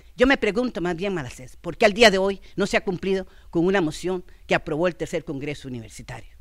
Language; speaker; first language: Spanish; native; Spanish